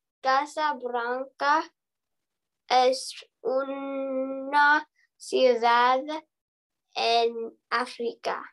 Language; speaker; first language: Spanish; non-native, learner; English